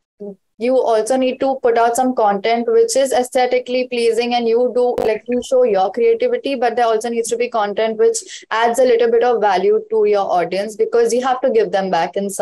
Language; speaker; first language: English; non-native, local second language; Hindi